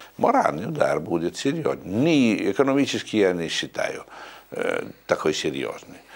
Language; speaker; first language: Russian; non-native, fluent; Italian